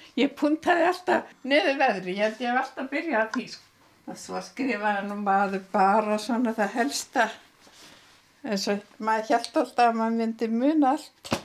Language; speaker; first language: Icelandic; native; Icelandic